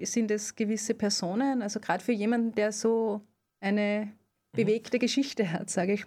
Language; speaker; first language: German; native; German